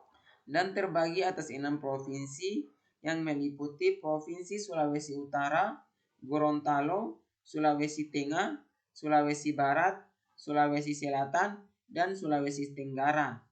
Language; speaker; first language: Indonesian; native; Indonesian